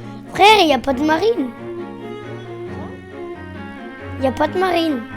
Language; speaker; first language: French; native; French